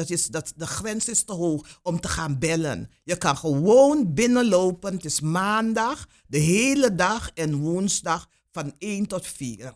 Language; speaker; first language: Dutch; non-native, local second language; Papiamento